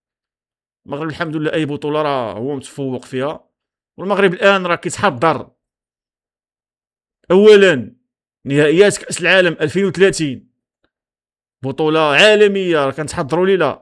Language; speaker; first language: Arabic; native; Arabic